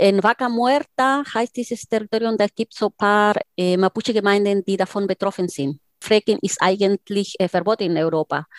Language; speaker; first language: German; non-native, fluent; Spanish